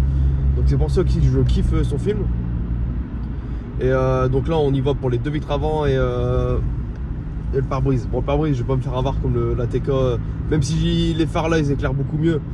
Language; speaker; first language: French; native; French